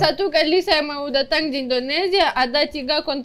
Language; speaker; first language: Indonesian; non-native, learner; Russian